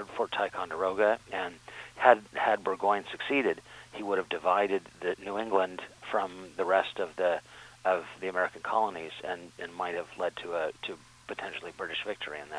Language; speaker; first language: English; native; English